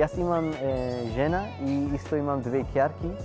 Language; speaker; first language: Macedonian; non-native, learner; Urdu